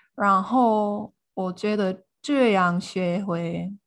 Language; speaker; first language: Chinese; non-native, fluent; English